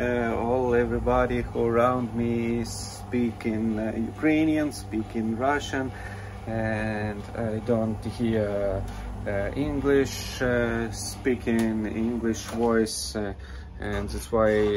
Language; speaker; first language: English; non-native, learner; Russian